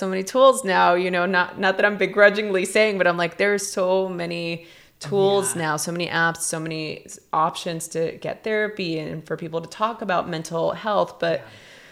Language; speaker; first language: English; native; English